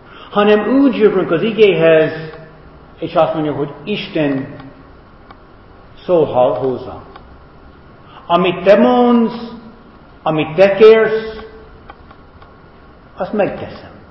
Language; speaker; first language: Hungarian; non-native, fluent; English